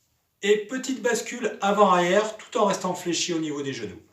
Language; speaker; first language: French; native; French